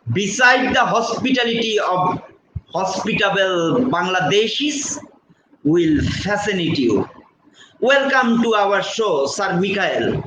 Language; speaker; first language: English; non-native, fluent; Bangla